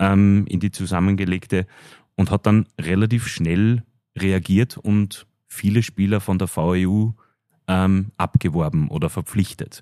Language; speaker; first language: German; native; German